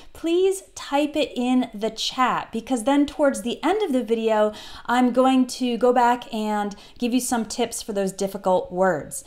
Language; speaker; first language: English; native; English